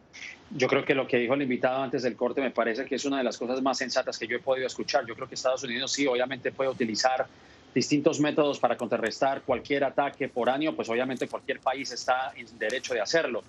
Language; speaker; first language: Spanish; native; Spanish